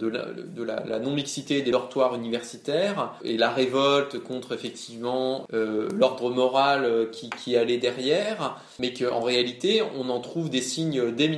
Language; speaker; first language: French; native; French